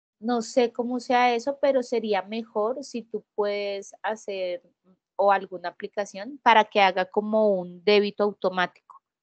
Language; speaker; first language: Spanish; native; Spanish